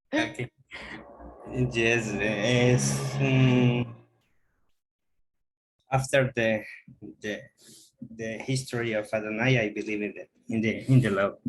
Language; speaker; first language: English; non-native, learner; Spanish